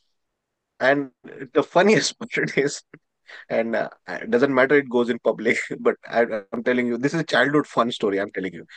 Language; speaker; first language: English; non-native, local second language; Marathi